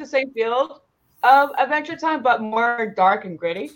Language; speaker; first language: English; non-native, fluent; Uzbek